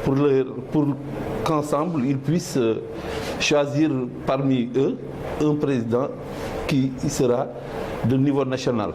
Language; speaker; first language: French; non-native, local second language; Wolof